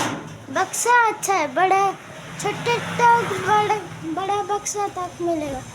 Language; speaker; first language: Hindi; non-native, local second language; Odia